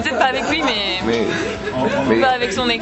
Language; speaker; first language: French; native; French